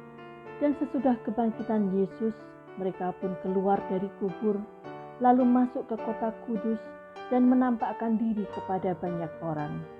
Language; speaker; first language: Indonesian; native; Indonesian